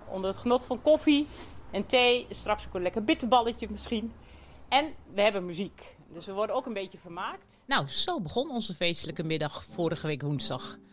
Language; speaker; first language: Dutch; native; Dutch